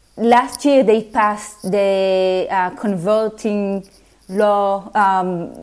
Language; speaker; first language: English; non-native, fluent; Hebrew